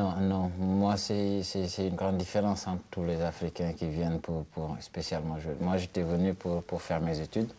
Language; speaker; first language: French; non-native, local second language; Wolof